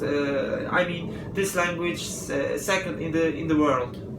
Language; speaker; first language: English; non-native, learner; Turkish